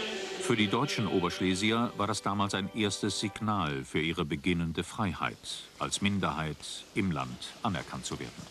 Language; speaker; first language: German; native; German